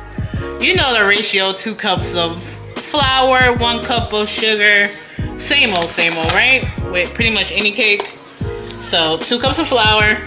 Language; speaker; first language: English; native; English